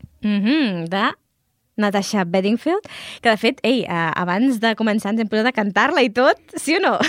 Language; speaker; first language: Catalan; native; Catalan